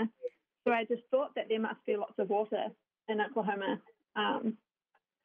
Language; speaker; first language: English; native; English